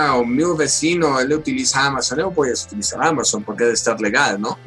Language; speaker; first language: Spanish; native; Spanish